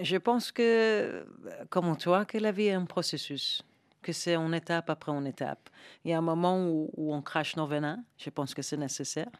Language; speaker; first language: French; non-native, fluent; English